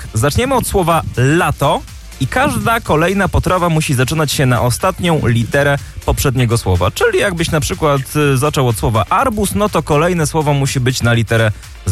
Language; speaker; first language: Polish; native; Polish